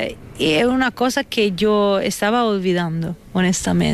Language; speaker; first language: Spanish; non-native, fluent; Italian